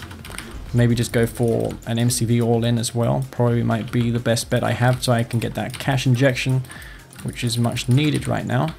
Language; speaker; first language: English; native; English